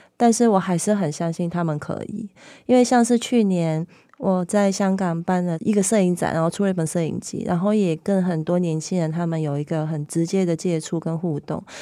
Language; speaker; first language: Chinese; non-native, local second language; Cantonese